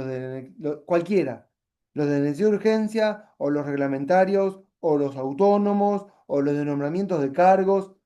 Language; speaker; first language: Spanish; native; Spanish